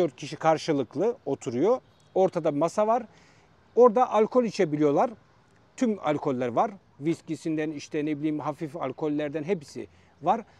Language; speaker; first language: Turkish; native; Turkish